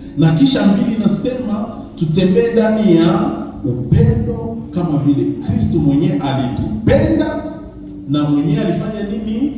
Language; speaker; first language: Swahili; native; Swahili